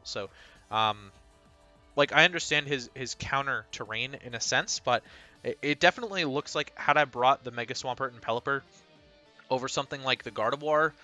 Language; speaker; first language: English; native; English